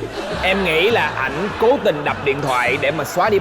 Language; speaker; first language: Vietnamese; native; Vietnamese